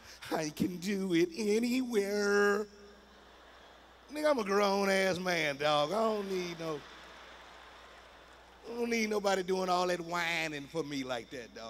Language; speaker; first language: English; native; English